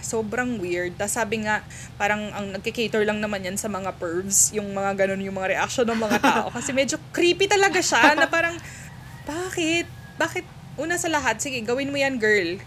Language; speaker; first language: Filipino; native; Filipino